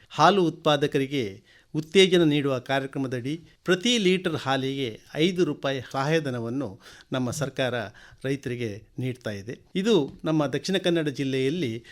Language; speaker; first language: Kannada; native; Kannada